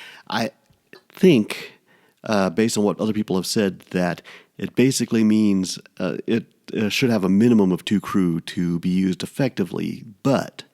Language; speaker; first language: English; native; English